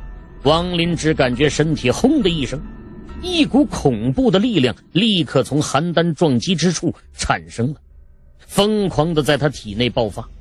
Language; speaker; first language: Chinese; native; Chinese